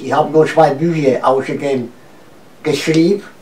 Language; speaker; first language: German; non-native, learner; Romanian